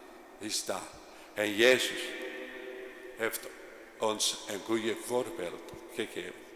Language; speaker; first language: Dutch; non-native, fluent; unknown